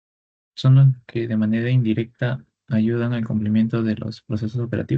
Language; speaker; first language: Spanish; native; Spanish